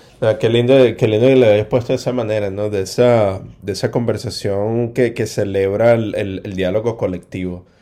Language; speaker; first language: Spanish; native; Spanish